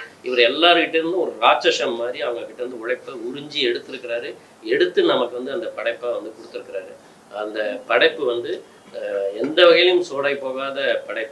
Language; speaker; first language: Tamil; native; Tamil